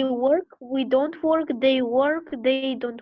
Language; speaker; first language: English; non-native, learner; Russian